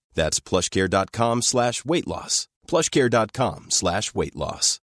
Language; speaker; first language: English; native; English